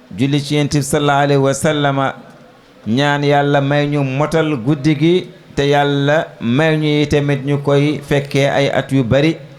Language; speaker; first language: Wolof; non-native, local second language; Fula